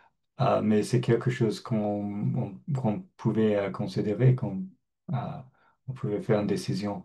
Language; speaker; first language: French; non-native, fluent; English